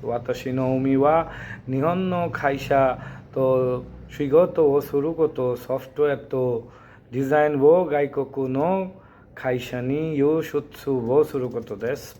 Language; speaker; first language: Japanese; non-native, learner; Bangla